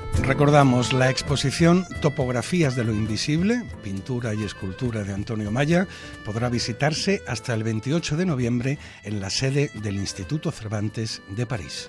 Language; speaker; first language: Spanish; native; Spanish